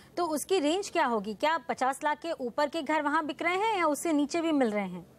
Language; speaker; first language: Hindi; non-native, local second language; Gujarati